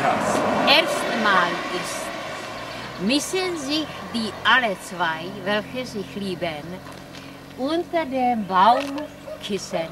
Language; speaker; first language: German; non-native, learner; Czech